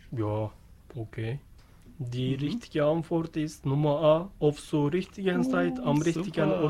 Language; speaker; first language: German; non-native, learner; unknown